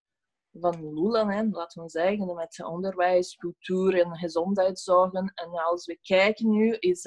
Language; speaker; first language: Dutch; non-native, fluent; Portuguese